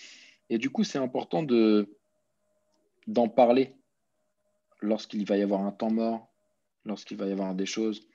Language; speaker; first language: French; native; French